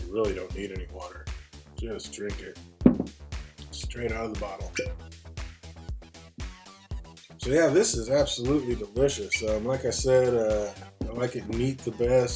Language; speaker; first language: English; native; English